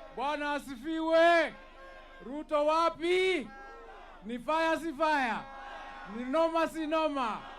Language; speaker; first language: Swahili; non-native, local second language; Gusii